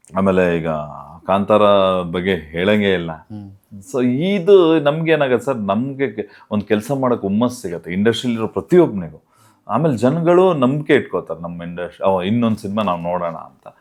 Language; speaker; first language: Kannada; non-native, local second language; Tulu